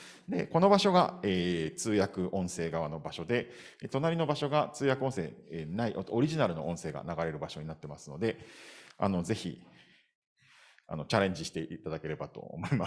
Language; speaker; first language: Japanese; native; Japanese